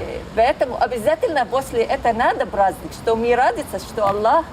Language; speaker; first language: Russian; non-native, learner; Turkish